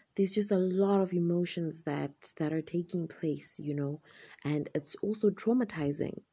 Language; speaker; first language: English; non-native, local second language; Shona